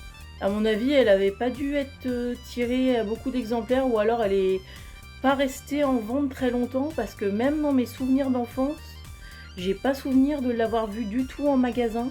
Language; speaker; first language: French; native; French